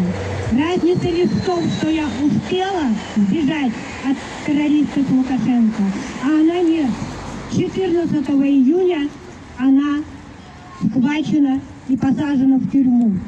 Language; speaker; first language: Russian; native; Russian